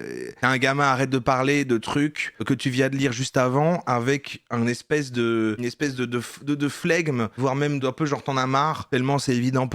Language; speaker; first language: French; native; French